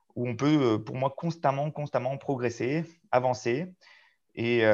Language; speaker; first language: French; native; French